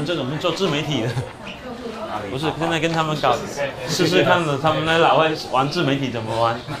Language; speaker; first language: Chinese; native; Chinese